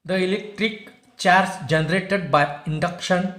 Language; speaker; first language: English; non-native, local second language; Marathi